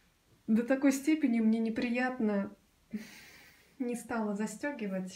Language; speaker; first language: Russian; native; Russian